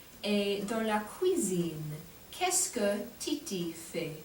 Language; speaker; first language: French; non-native, fluent; English